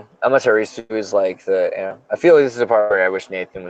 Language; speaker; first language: English; native; English